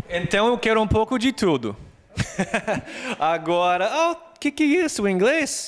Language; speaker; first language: Portuguese; non-native, fluent; English